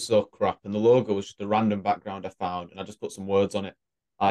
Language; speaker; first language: English; native; English